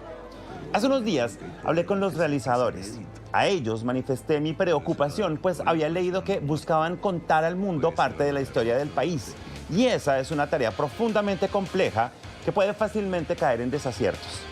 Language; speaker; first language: Spanish; native; Spanish